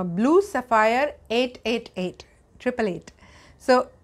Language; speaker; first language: Hindi; native; Hindi